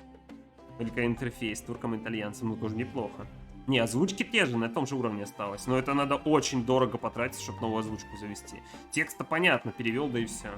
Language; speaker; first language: Russian; native; Russian